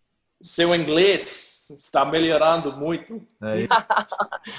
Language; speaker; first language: Portuguese; non-native, learner; English